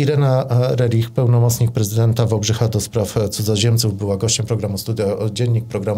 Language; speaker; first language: Polish; native; Polish